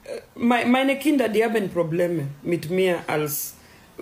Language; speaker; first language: German; non-native, learner; Swahili